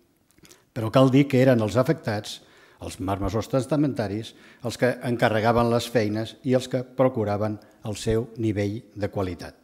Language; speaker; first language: Catalan; native; Catalan